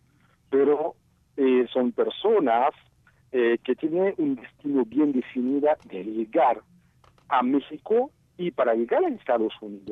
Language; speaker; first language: Spanish; non-native, fluent; Haitian Creole